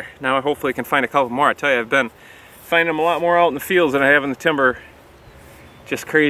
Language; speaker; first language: English; native; English